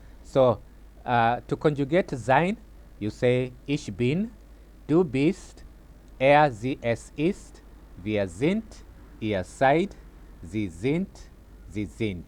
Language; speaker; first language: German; non-native, fluent; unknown